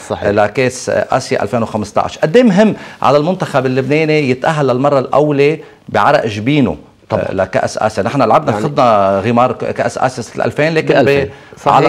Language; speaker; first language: Arabic; native; Arabic